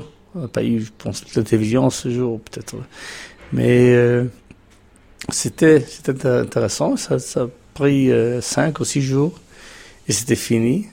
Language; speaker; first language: French; non-native, fluent; Hebrew